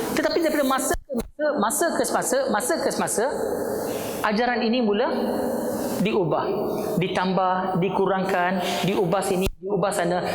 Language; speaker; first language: Malay; non-native, local second language; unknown